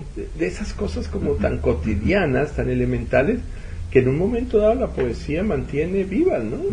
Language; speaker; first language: Spanish; native; Spanish